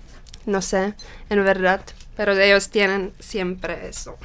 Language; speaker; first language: Spanish; non-native, learner; Czech